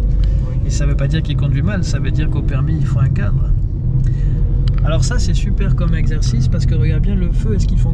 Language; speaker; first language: French; native; French